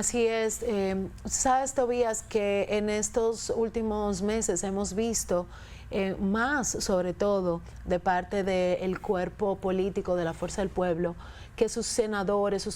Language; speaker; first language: Spanish; native; Spanish